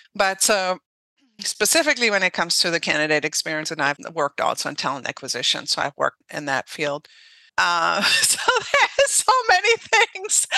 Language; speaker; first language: English; non-native, fluent; German